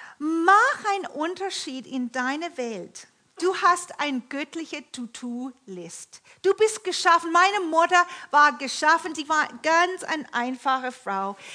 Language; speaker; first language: German; non-native, fluent; English